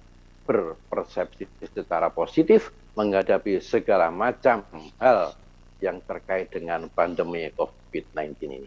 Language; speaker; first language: Indonesian; native; Indonesian